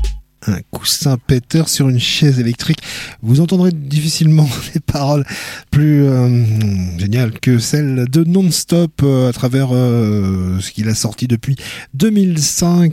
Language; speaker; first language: French; native; French